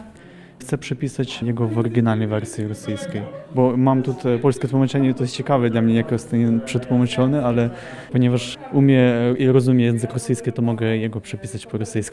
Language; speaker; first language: Polish; non-native, fluent; Ukrainian